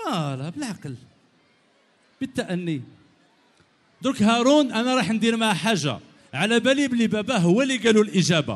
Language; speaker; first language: Arabic; native; Arabic